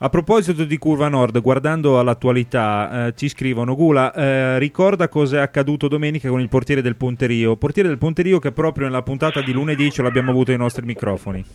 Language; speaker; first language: Italian; native; Italian